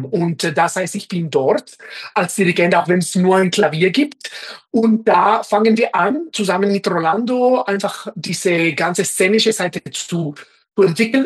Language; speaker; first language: German; non-native, fluent; Spanish